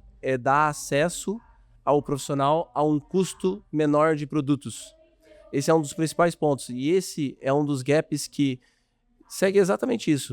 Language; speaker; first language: Portuguese; native; Portuguese